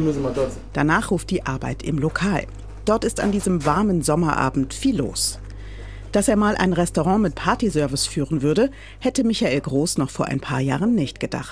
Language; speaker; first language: German; native; German